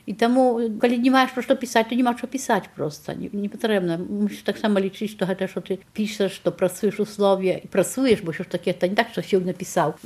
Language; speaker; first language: Belarusian; native; Belarusian